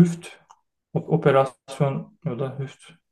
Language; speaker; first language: German; non-native, learner; Turkish